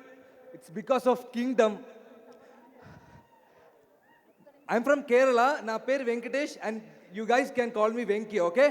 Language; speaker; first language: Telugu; non-native, learner; Malayalam